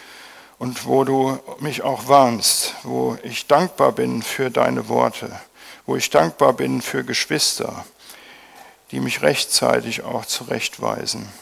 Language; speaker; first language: German; native; German